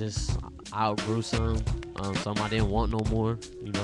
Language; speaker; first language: English; native; English